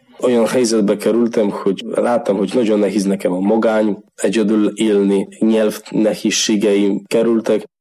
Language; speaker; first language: Hungarian; non-native, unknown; Polish